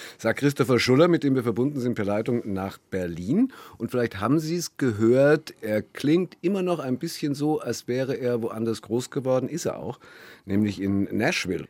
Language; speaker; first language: German; native; German